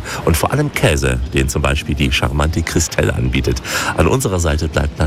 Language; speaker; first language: German; native; German